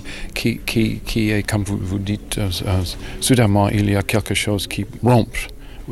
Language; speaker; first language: French; non-native, learner; English